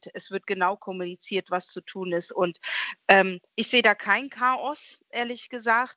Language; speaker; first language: German; native; German